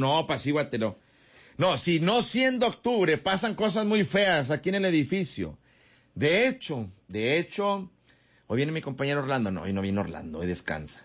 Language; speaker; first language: Spanish; native; Spanish